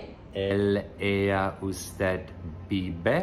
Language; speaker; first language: Spanish; non-native, learner; English